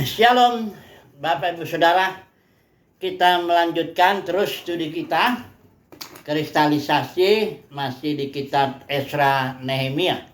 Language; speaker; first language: Indonesian; native; Indonesian